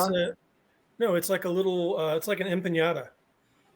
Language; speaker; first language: English; native; English